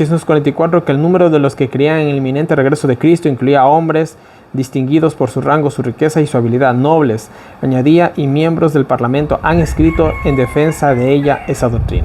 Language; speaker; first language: Spanish; native; Spanish